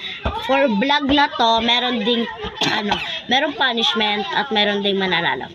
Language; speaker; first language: Filipino; non-native, local second language; Cebuano